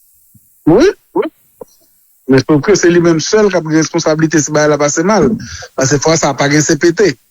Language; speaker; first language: French; non-native, local second language; Haitian Creole